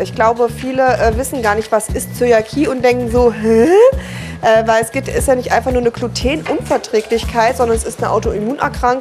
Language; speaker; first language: German; native; German